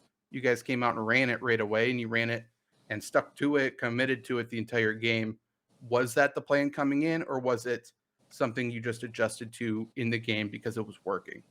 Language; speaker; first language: English; native; English